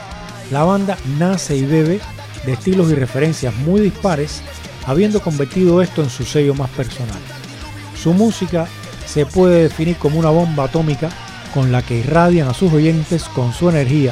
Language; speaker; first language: Spanish; native; Spanish